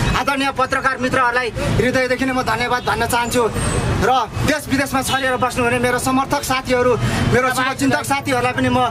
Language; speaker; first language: Nepali; native; Nepali